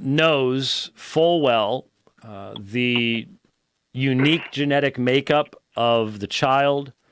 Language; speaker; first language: English; native; English